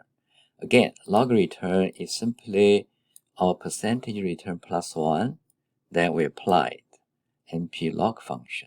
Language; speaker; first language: English; non-native, fluent; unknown